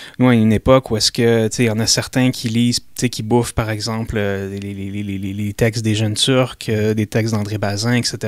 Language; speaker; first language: French; native; French